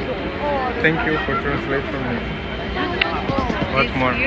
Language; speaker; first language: English; non-native, learner; Arabic